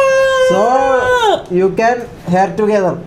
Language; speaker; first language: English; non-native, local second language; Malayalam